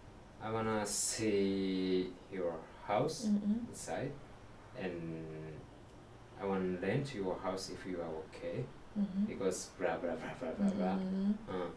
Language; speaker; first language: English; non-native, learner; Japanese